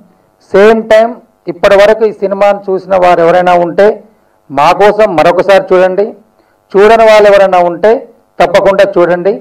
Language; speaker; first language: Telugu; native; Telugu